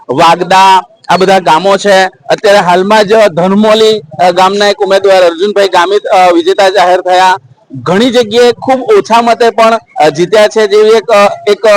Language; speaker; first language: Gujarati; native; Gujarati